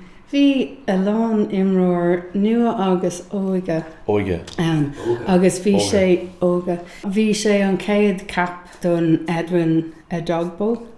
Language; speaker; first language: Irish; non-native, learner; English